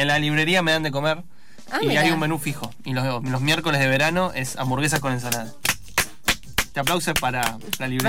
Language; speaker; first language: Spanish; native; Spanish